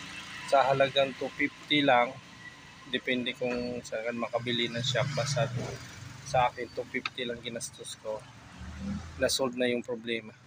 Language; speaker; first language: Filipino; native; Filipino